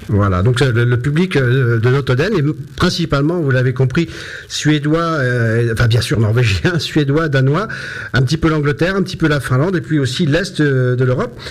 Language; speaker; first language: French; native; French